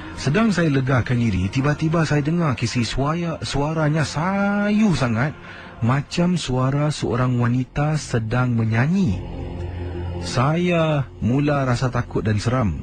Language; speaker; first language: Malay; native; Malay